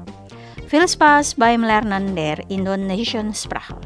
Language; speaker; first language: German; non-native, fluent; Indonesian